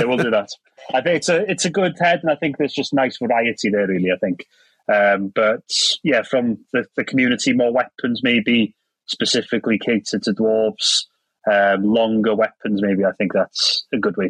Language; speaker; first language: English; non-native, local second language; Welsh